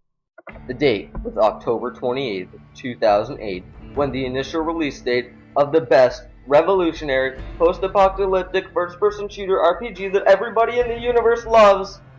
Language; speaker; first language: English; native; English